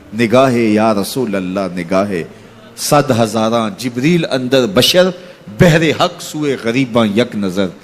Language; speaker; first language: Urdu; non-native, local second language; Punjabi